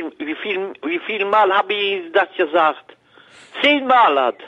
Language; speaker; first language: German; non-native, learner; French